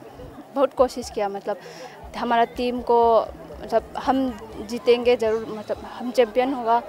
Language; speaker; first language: Hindi; non-native, local second language; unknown